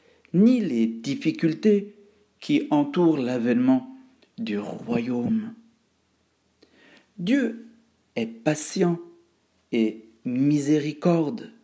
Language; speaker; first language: French; native; French